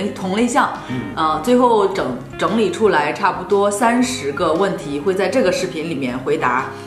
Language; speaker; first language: Chinese; native; Chinese